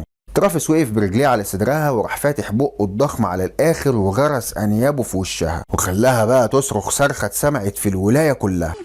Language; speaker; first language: Arabic; native; Arabic